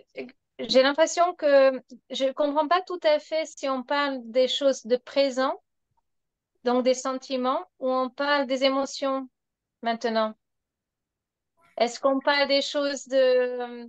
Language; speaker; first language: French; non-native, fluent; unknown